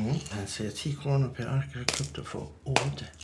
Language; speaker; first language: Danish; non-native, fluent; Turkish